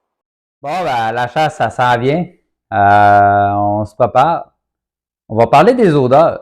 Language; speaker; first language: French; native; French